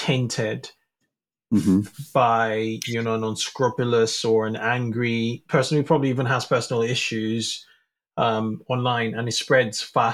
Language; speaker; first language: English; non-native, local second language; Yoruba